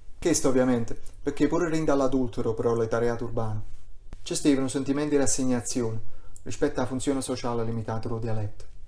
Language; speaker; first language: Italian; non-native, local second language; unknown